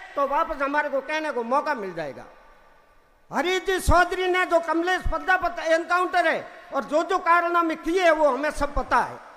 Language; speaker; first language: Hindi; non-native, local second language; Rajasthani